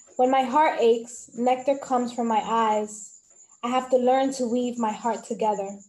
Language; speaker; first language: English; early bilingual, other home language; Spanish